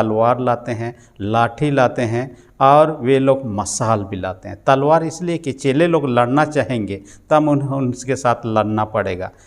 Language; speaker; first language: Hindi; non-native, local second language; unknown